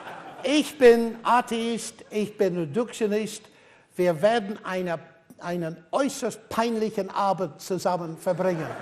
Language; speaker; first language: German; non-native, fluent; English